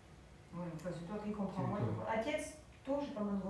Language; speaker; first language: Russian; non-native, learner; French